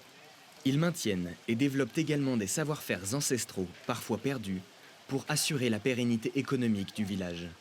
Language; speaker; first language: French; native; French